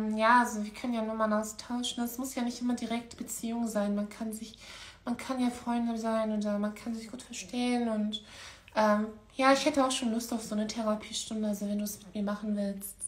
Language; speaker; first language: German; native; German